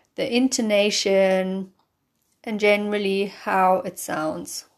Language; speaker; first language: English; native; English